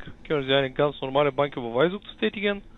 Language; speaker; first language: German; non-native, learner; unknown